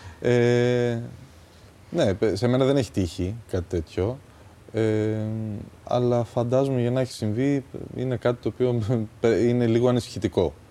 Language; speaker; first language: Greek; early bilingual, other home language; Albanian